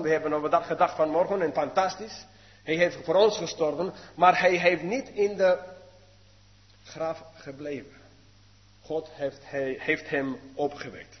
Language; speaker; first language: Dutch; non-native, fluent; English